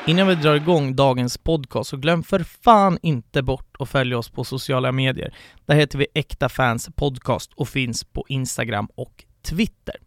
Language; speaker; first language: Swedish; native; Swedish